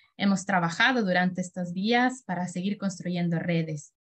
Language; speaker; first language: Spanish; native; Spanish